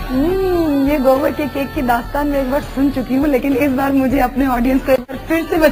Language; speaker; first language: Hindi; native; Hindi